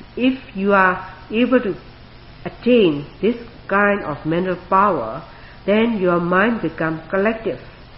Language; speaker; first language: English; non-native, fluent; Burmese